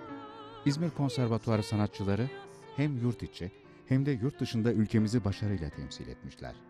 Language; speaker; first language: Turkish; native; Turkish